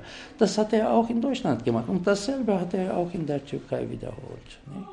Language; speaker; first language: German; non-native, fluent; Turkish